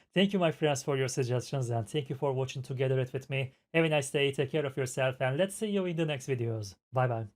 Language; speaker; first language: English; non-native, fluent; Turkish